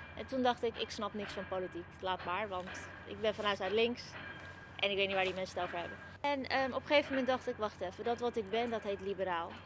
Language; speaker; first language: Dutch; early bilingual, other home language; Turkish